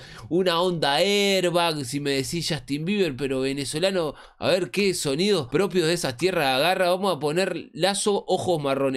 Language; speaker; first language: Spanish; native; Spanish